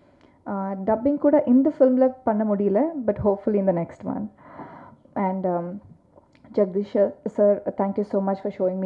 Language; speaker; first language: Tamil; non-native, learner; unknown